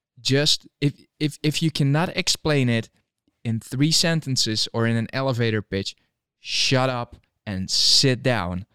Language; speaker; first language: English; non-native, fluent; Dutch